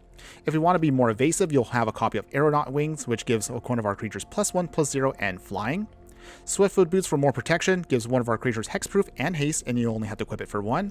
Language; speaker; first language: English; native; English